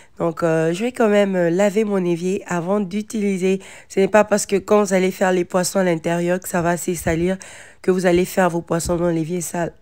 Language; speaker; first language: French; non-native, local second language; Lingala